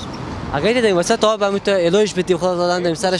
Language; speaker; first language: Persian; native; Persian